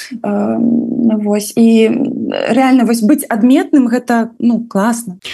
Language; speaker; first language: Belarusian; non-native, local second language; Russian